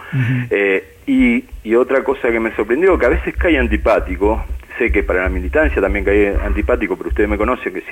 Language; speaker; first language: Spanish; native; Spanish